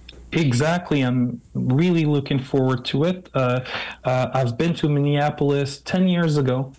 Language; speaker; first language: English; non-native, fluent; French